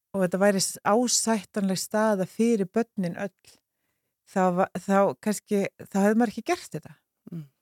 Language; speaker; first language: Icelandic; native; Icelandic